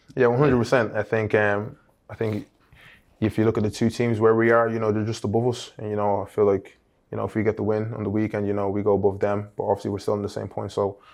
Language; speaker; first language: English; native; English